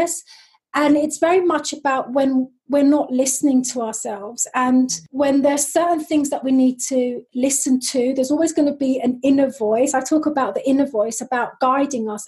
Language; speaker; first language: English; native; English